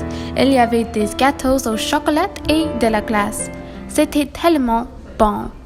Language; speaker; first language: French; non-native, learner; English